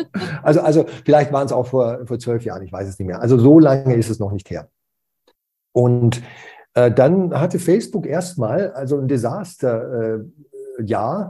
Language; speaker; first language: German; native; German